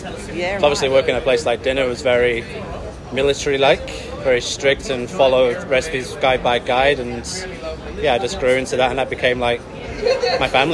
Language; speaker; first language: English; native; English